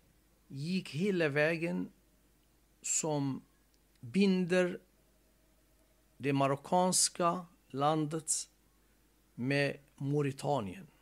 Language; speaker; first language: Swedish; non-native, fluent; Arabic